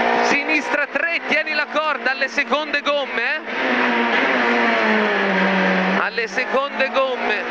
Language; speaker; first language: Italian; native; Italian